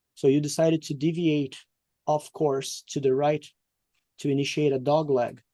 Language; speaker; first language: English; non-native, fluent; Portuguese